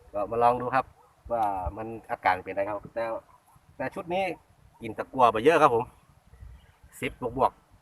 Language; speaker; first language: Thai; native; Thai